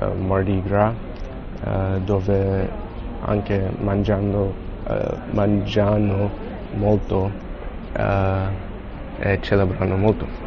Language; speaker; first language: Italian; non-native, learner; English